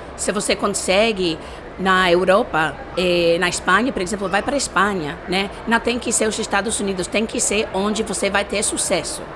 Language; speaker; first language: Portuguese; non-native, fluent; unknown